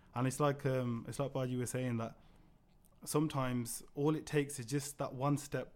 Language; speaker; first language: English; native; English